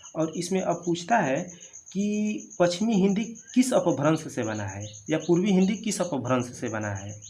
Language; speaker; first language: Hindi; native; Hindi